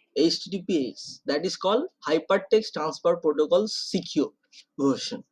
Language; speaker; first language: English; non-native, local second language; Bangla